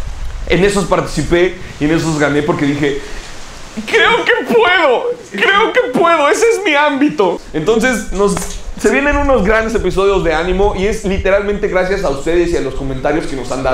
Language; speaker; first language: Spanish; native; Spanish